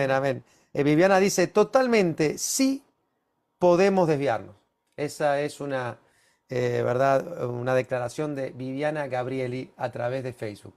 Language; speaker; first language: Spanish; native; Spanish